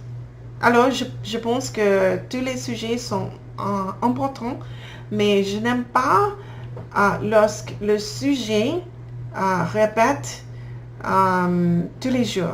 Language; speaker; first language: French; non-native, learner; English